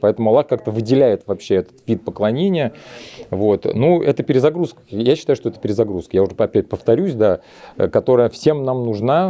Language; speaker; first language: Russian; native; Russian